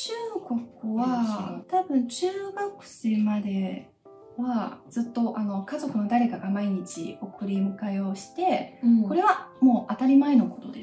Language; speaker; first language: Japanese; non-native, fluent; Chinese